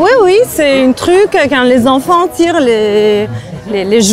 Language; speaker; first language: French; non-native, learner; Russian